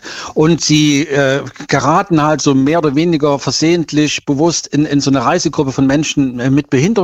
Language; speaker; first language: German; native; German